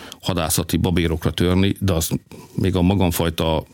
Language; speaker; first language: Hungarian; native; Hungarian